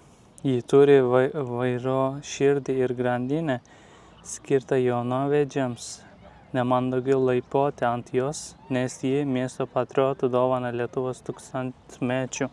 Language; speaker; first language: Lithuanian; non-native, learner; Turkish